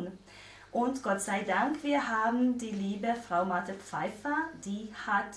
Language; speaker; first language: German; non-native, fluent; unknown